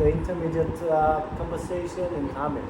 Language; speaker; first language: English; non-native, learner; Korean